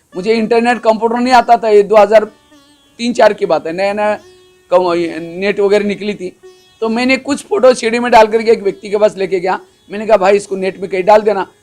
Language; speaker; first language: Hindi; non-native, local second language; Marathi